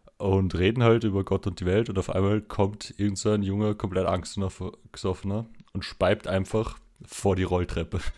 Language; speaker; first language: German; native; German